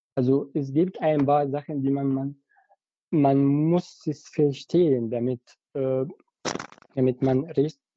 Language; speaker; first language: German; non-native, fluent; Arabic